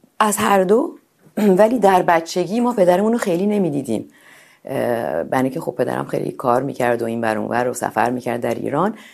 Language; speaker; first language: Persian; native; Persian